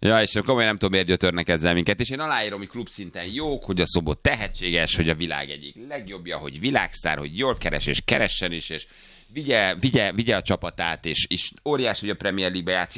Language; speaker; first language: Hungarian; native; Hungarian